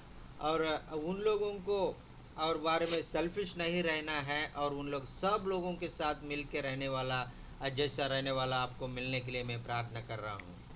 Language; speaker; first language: Hindi; non-native, local second language; Telugu